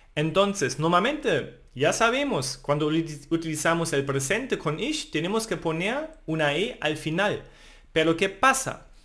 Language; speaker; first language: Spanish; non-native, fluent; German